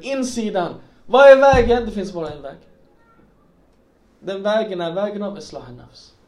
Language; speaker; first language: Swedish; non-native, local second language; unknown